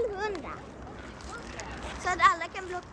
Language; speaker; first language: Swedish; native; Swedish